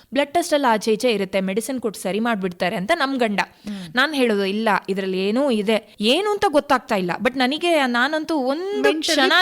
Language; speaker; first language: Kannada; non-native, local second language; Tulu